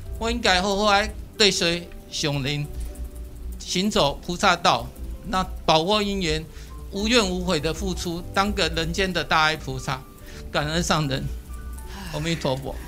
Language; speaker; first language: Chinese; native; Chinese